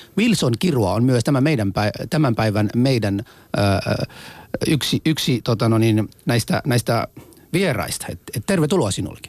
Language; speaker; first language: Finnish; non-native, fluent; Somali